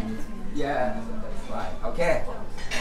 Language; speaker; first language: English; non-native, learner; Thai